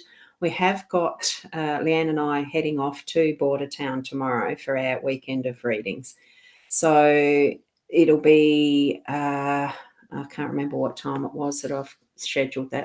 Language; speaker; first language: English; native; English